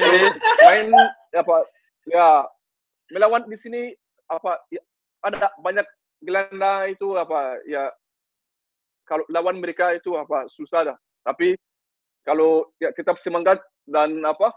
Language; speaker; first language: Indonesian; non-native, learner; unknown